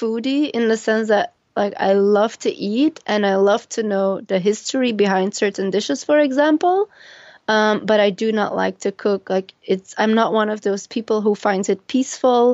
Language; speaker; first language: English; non-native, fluent; Dutch